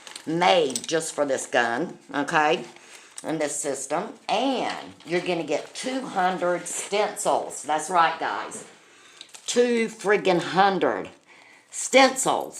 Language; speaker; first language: English; native; English